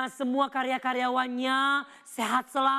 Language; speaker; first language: Indonesian; non-native, fluent; Thai